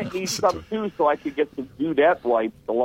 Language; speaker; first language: English; native; English